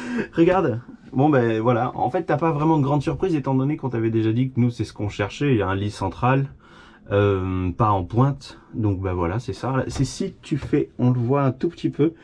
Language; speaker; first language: French; native; French